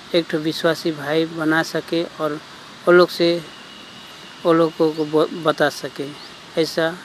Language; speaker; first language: Hindi; non-native, local second language; Nepali